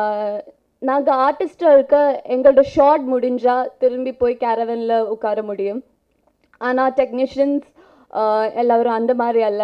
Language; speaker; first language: Tamil; non-native, fluent; Malayalam